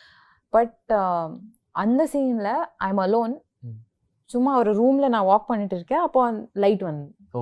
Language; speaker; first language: Tamil; non-native, local second language; Kannada